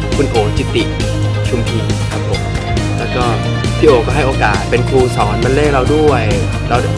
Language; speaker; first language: Thai; non-native, local second language; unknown